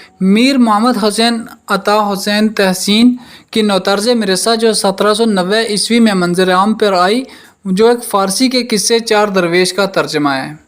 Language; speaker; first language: Urdu; native; Urdu